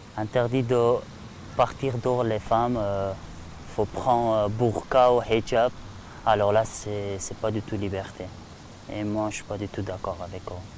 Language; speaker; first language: French; non-native, learner; Persian